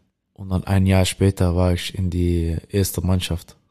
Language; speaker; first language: German; non-native, learner; Dutch